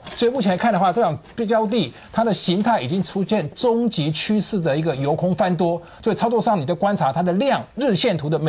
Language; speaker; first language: Chinese; native; Chinese